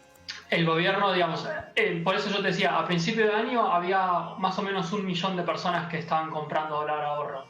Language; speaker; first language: Spanish; native; Spanish